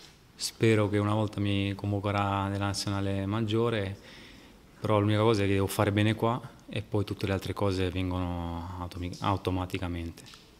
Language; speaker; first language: Italian; non-native, fluent; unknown